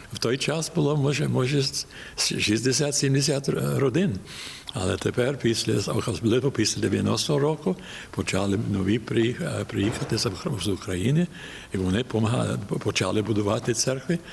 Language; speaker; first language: Ukrainian; early bilingual, heritage; Ukrainian